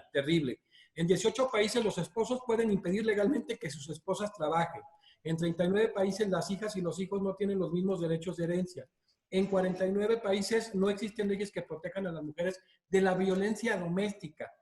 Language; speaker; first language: Spanish; native; Spanish